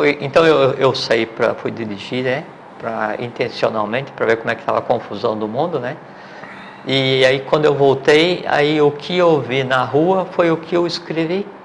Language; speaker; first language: Portuguese; native; Portuguese